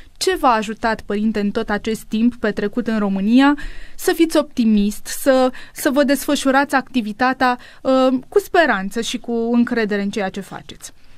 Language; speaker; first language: Romanian; native; Romanian